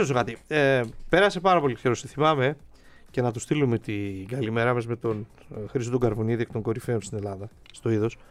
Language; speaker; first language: Greek; native; Greek